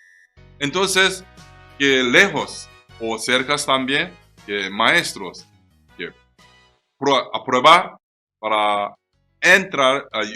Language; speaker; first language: Spanish; non-native, learner; Korean